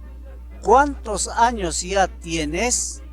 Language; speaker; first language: Spanish; non-native, local second language; Quechua